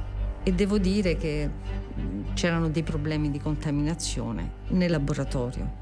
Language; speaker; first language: Italian; native; Italian